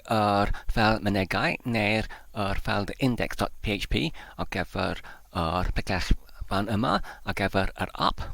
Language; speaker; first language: Welsh; non-native, learner; Polish